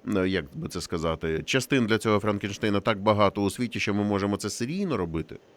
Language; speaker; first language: Ukrainian; native; Ukrainian